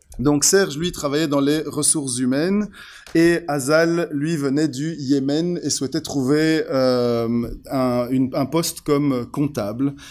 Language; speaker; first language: French; native; French